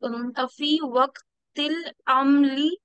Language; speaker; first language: Arabic; non-native, learner; Urdu